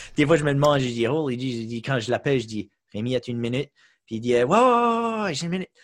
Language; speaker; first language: French; native; French